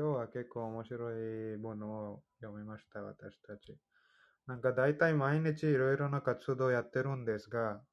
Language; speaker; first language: Japanese; non-native, fluent; Hindi